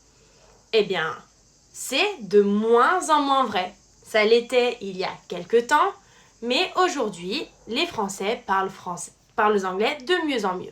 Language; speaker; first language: French; native; French